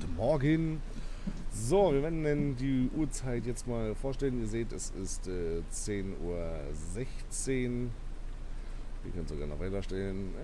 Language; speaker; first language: German; native; German